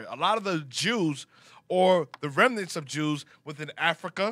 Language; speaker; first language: English; native; English